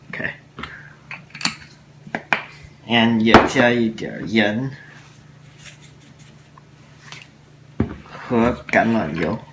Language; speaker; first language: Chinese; non-native, learner; English